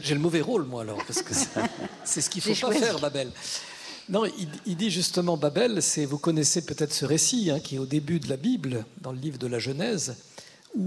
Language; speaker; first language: French; native; French